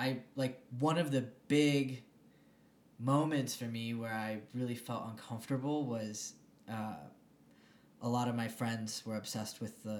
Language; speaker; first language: English; native; English